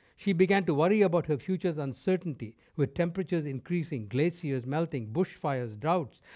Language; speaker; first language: English; non-native, local second language; Tamil